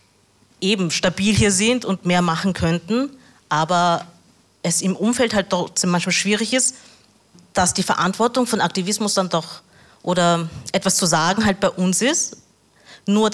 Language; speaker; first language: German; early bilingual, other home language; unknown